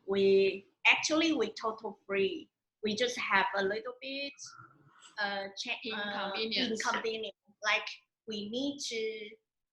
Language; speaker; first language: English; non-native, learner; Chinese